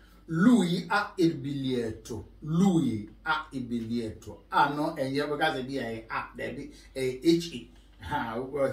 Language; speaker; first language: Italian; non-native, learner; Akan